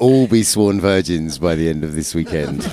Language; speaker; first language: English; non-native, learner; French